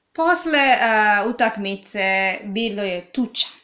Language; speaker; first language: Serbian; non-native, learner; Swahili